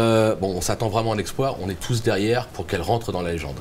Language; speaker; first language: French; native; French